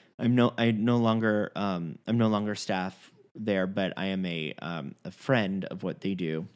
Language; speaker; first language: English; native; English